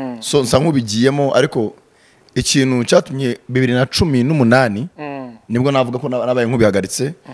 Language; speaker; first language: Kinyarwanda; early bilingual, heritage; Kinyarwanda